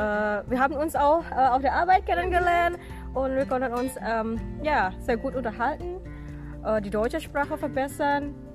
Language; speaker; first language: German; non-native, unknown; Indonesian